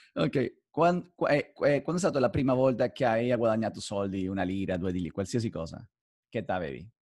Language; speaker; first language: Italian; non-native, fluent; Spanish